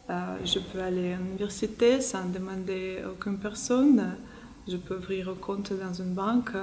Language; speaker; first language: French; non-native, fluent; Russian